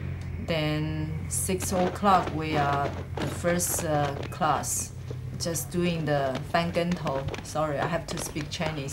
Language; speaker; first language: English; non-native, learner; Chinese